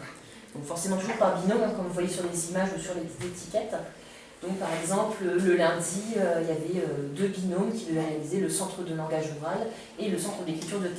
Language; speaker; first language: French; native; French